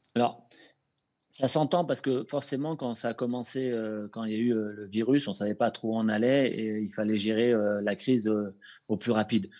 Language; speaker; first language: French; native; French